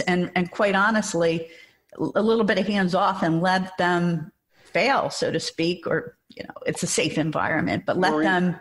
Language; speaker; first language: English; native; English